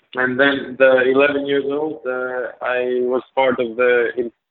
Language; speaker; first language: English; early bilingual, other home language; Albanian